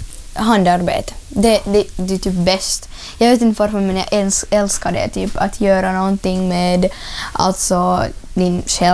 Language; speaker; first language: Swedish; non-native, learner; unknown